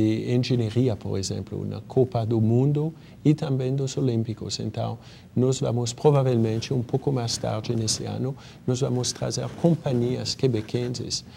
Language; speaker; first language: Portuguese; non-native, fluent; French